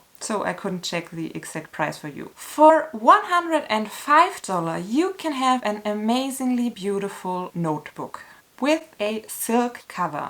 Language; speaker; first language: English; non-native, fluent; German